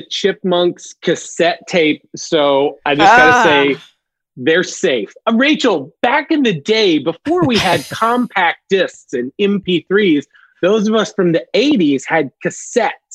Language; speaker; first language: English; native; English